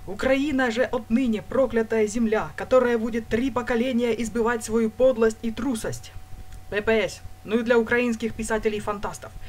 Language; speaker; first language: Russian; non-native, local second language; Ukrainian